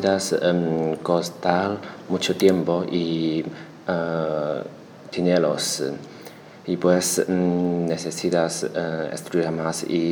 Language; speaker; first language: Spanish; non-native, learner; Chinese